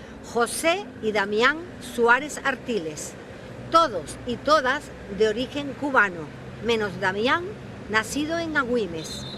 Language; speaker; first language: Spanish; native; Spanish